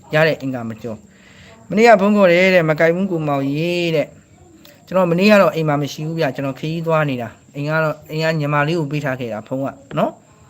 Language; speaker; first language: Burmese; native; Burmese